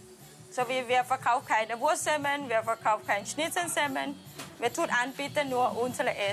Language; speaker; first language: German; non-native, learner; Thai